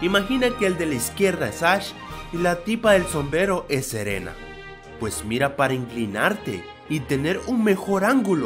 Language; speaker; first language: Spanish; native; Spanish